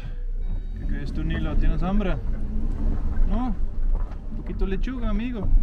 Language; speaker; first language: Spanish; non-native, learner; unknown